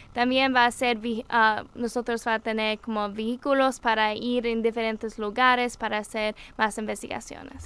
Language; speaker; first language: Spanish; non-native, learner; English